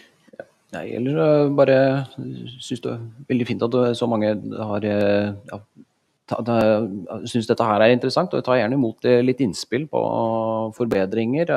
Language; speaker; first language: Norwegian; native; Norwegian